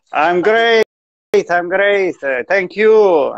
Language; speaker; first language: English; non-native, fluent; Italian